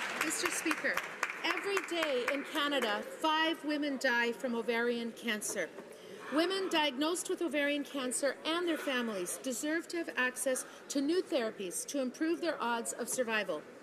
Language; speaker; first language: English; native; English